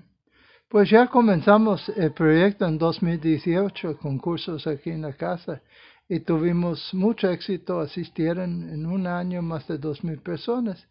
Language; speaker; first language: Spanish; non-native, fluent; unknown